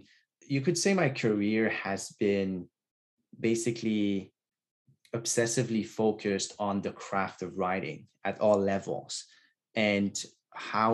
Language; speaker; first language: English; non-native, fluent; French